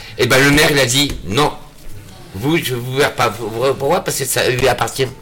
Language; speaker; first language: French; native; French